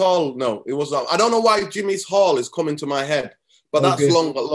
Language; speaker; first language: English; native; English